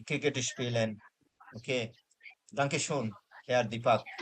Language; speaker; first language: German; non-native, fluent; Bangla